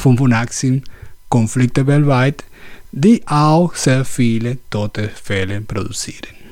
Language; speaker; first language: German; non-native, learner; Spanish